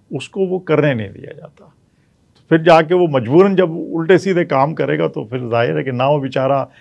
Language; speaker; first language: Urdu; native; Urdu